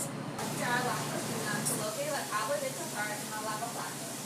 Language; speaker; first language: Spanish; non-native, learner; English